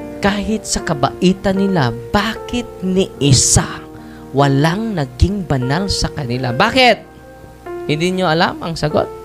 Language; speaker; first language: Filipino; non-native, local second language; Cebuano